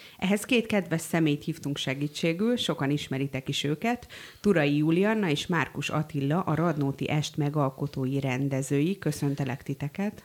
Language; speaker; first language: Hungarian; native; Hungarian